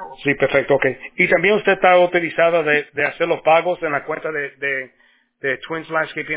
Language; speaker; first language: Spanish; early bilingual, heritage; Spanish